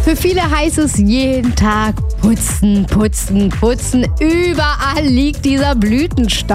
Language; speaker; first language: German; native; German